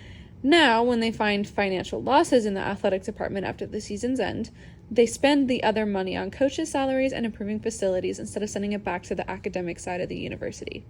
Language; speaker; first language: English; native; English